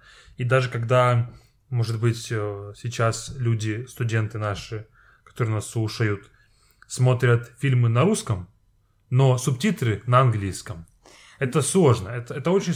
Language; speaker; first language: Russian; non-native, fluent; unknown